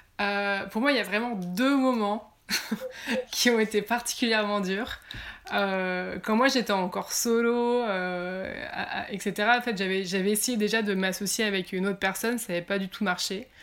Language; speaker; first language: French; native; French